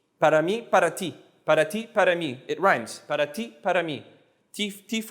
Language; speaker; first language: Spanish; non-native, fluent; English